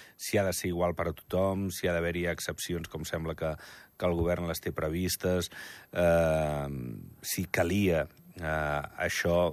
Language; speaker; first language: Catalan; native; Catalan